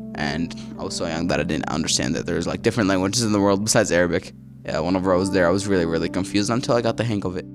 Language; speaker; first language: English; early bilingual, other home language; Arabic